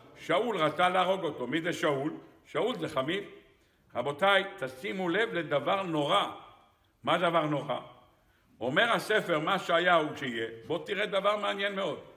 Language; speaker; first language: Hebrew; native; Hebrew